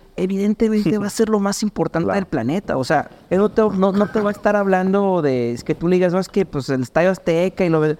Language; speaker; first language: Spanish; native; Spanish